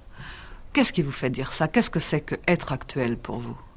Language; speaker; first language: French; native; French